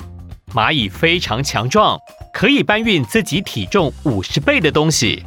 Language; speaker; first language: Chinese; native; Chinese